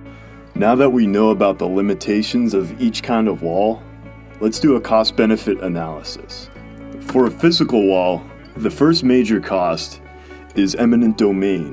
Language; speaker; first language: English; native; English